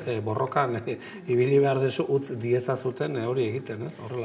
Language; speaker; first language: Basque; native; Basque